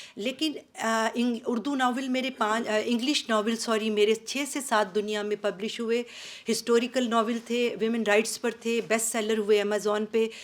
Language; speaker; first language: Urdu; native; Urdu